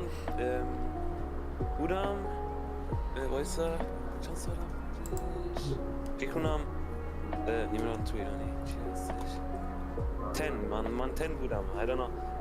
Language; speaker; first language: Persian; early bilingual, other home language; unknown